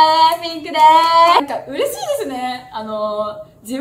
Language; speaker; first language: Japanese; native; Japanese